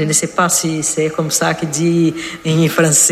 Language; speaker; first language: French; non-native, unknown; Portuguese